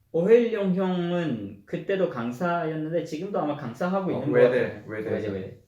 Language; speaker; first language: Korean; non-native, fluent; Urdu